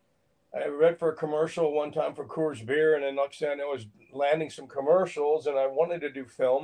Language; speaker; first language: English; native; English